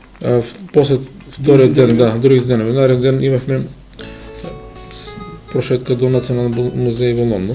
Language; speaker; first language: Macedonian; native; Macedonian